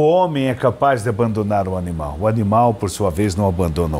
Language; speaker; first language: Portuguese; native; Portuguese